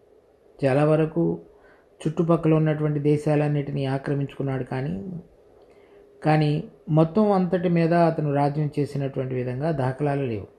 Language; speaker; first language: Telugu; native; Telugu